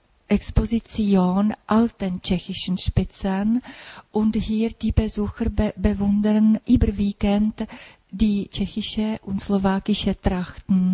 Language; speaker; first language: German; non-native, learner; Czech